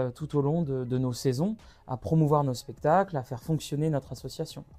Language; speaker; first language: French; native; French